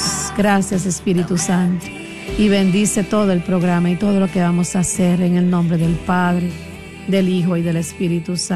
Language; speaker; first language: Spanish; native; Spanish